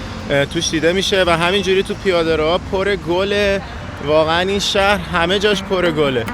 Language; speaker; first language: Persian; native; Persian